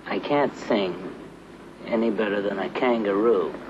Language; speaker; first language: English; native; English